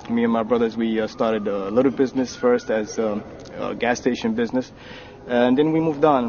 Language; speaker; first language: English; non-native, fluent; Arabic